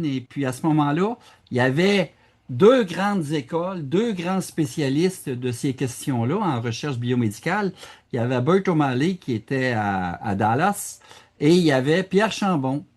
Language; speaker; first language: French; native; French